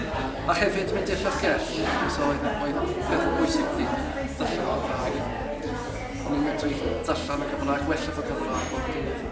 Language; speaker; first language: Welsh; non-native, learner; English